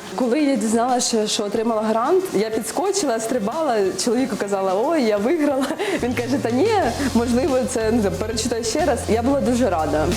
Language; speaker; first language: Ukrainian; early bilingual, other home language; Uzbek